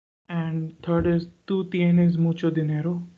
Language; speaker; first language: Spanish; non-native, learner; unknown